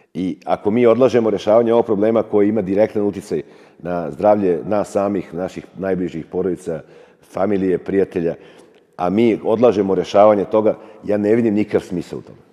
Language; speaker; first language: Serbian; native; Serbian